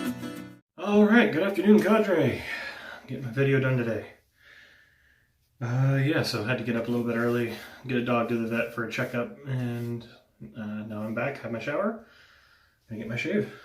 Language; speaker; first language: English; native; English